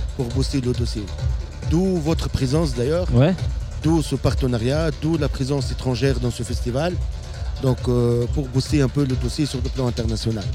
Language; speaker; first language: French; non-native, local second language; Arabic